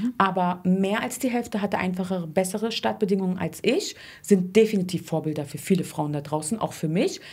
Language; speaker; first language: German; early bilingual, other home language; Turkish